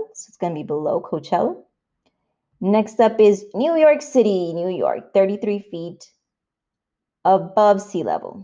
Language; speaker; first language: English; native; English